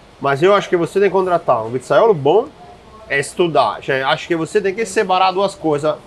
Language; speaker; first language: Portuguese; non-native, fluent; Italian